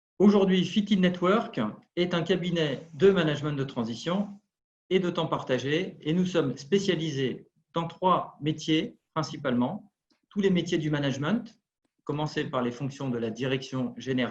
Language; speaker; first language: French; native; French